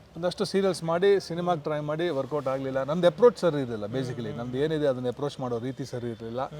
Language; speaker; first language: Kannada; non-native, local second language; Tulu